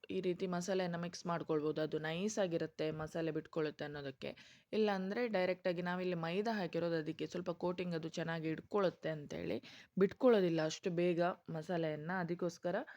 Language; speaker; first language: Kannada; non-native, local second language; Tulu